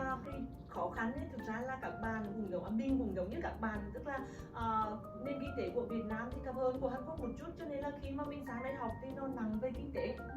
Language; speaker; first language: Vietnamese; native; Vietnamese